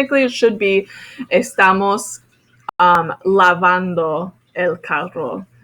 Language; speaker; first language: Spanish; non-native, fluent; English